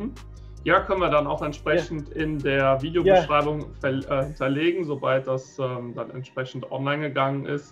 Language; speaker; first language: German; native; German